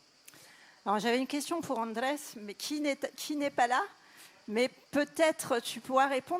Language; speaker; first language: French; native; French